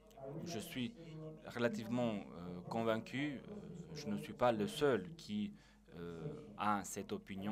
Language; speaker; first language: French; non-native, fluent; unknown